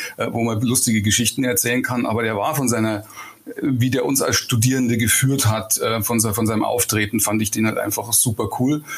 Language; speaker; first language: German; native; German